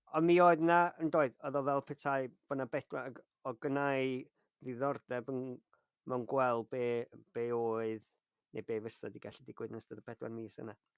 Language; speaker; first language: Welsh; native; Welsh